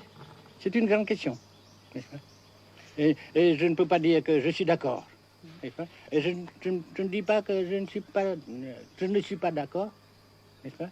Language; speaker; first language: French; non-native, local second language; Vietnamese